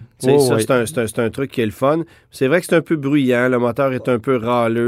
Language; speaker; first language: French; native; French